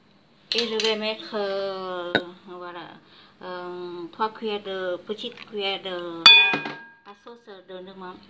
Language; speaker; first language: French; non-native, learner; Vietnamese